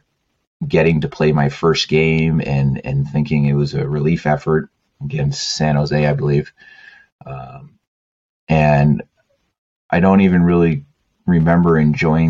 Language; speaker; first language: English; native; English